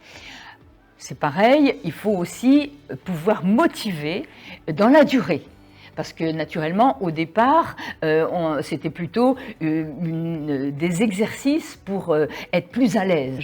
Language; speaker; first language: French; native; French